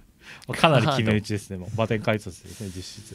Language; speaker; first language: Japanese; native; Japanese